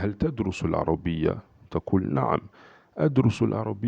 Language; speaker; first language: Arabic; non-native, fluent; French